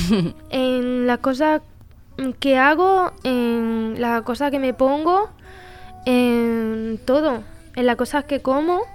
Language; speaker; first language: Spanish; native; Spanish